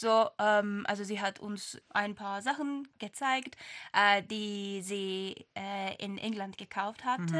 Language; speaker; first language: German; non-native, fluent; Turkish